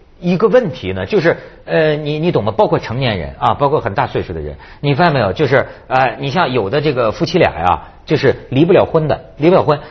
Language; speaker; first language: Chinese; native; Chinese